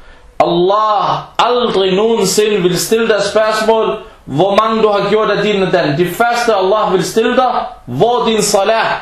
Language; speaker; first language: Danish; non-native, local second language; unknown